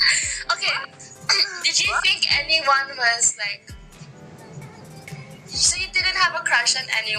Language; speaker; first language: English; non-native, local second language; Filipino